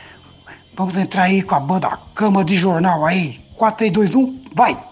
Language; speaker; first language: Portuguese; native; Portuguese